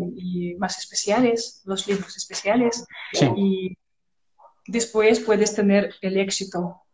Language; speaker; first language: Spanish; non-native, learner; Russian